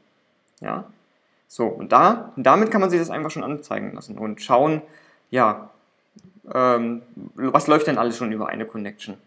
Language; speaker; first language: German; native; German